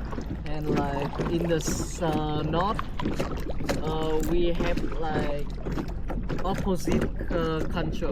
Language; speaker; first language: English; non-native, learner; Vietnamese